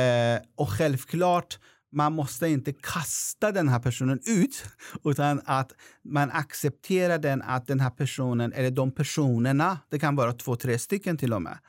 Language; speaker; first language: Swedish; non-native, fluent; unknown